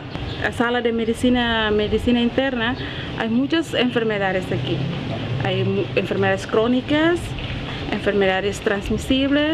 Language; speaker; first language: Spanish; non-native, learner; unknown